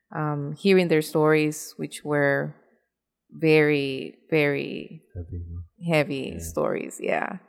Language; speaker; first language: English; non-native, fluent; Spanish